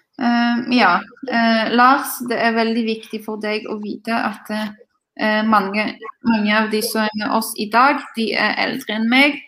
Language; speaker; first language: Norwegian; non-native, fluent; Polish